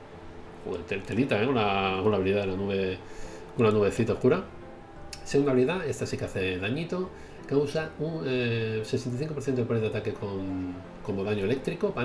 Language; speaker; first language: Spanish; native; Spanish